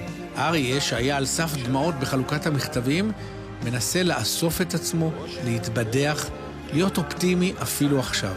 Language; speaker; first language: Hebrew; native; Hebrew